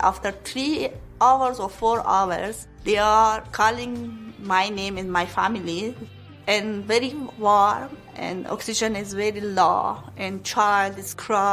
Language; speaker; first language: English; non-native, learner; Pashto